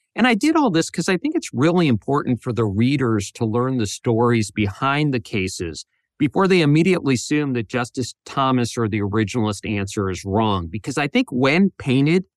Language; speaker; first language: English; native; English